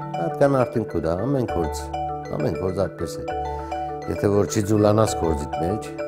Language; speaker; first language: Armenian; early bilingual, heritage; Armenian